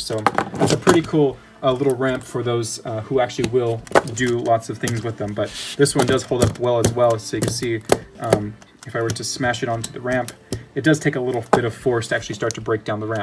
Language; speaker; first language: English; native; English